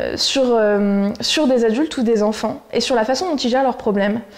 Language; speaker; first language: French; native; French